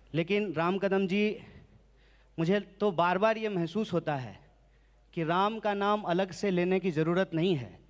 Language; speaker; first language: Hindi; native; Hindi